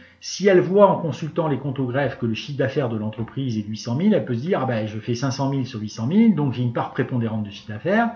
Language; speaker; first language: French; native; French